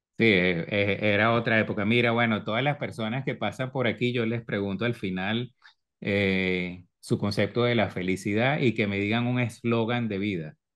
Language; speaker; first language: Spanish; native; Spanish